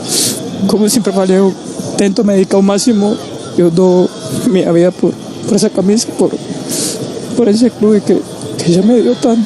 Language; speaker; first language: Portuguese; non-native, fluent; Spanish